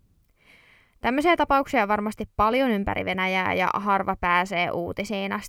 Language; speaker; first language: Finnish; native; Finnish